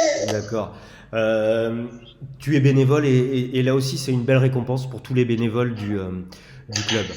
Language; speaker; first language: French; native; French